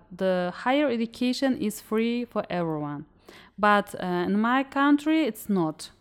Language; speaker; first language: English; non-native, fluent; Uzbek